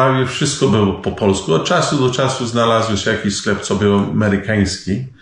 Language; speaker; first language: Polish; early bilingual, heritage; Polish